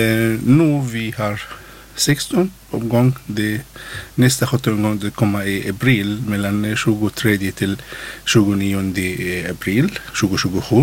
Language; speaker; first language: Swedish; non-native, learner; Arabic